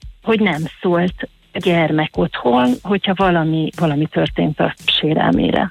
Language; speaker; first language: Hungarian; native; Hungarian